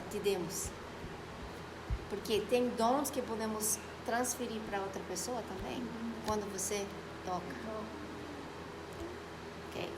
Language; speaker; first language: Portuguese; non-native, fluent; Spanish